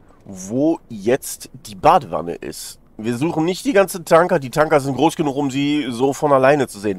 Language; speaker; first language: German; native; German